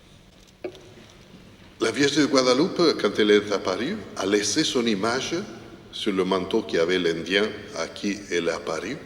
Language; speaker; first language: French; non-native, fluent; Italian